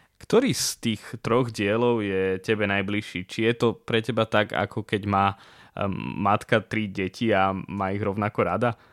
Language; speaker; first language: Slovak; native; Slovak